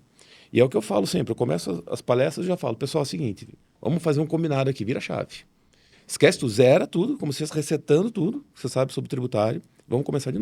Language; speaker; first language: Portuguese; native; Portuguese